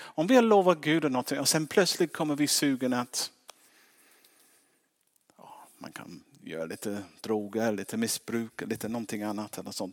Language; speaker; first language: Swedish; non-native, fluent; English